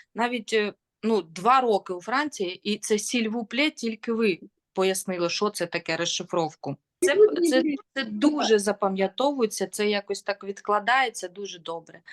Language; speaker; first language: Ukrainian; non-native, local second language; Russian